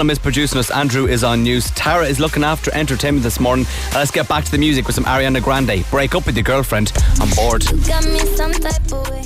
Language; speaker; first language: English; native; English